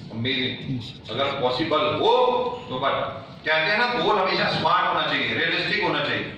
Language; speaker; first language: Hindi; native; Hindi